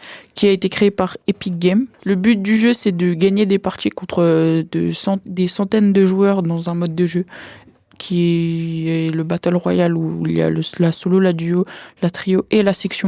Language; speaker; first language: French; native; French